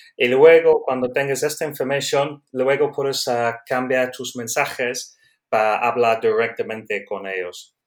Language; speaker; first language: Spanish; non-native, learner; English